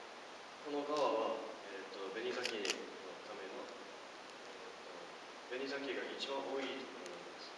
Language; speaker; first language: Japanese; non-native, fluent; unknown